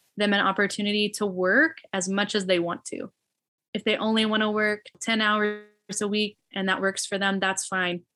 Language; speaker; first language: English; native; English